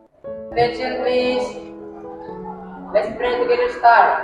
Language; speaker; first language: English; non-native, learner; Indonesian